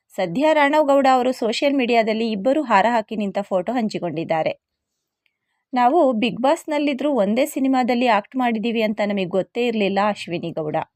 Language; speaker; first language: Kannada; non-native, local second language; Lambadi